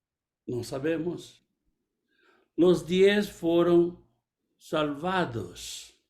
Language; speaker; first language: Spanish; non-native, fluent; Portuguese